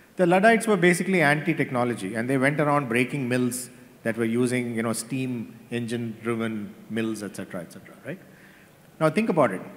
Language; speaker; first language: English; non-native, local second language; Tamil